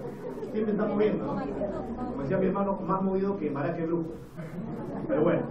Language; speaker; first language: Spanish; native; Spanish